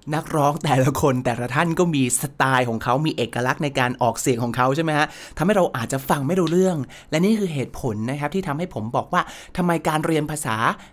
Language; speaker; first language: Thai; native; Thai